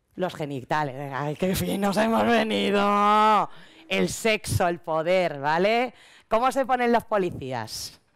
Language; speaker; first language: Spanish; native; Spanish